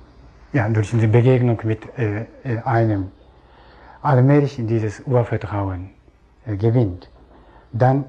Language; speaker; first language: German; non-native, fluent; Japanese